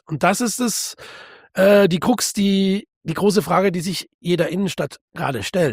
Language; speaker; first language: German; native; German